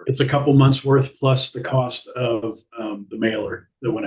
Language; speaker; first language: English; native; English